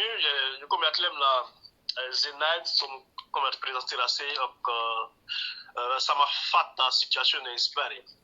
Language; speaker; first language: Swedish; non-native, learner; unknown